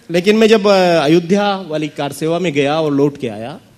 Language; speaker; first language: Hindi; native; Hindi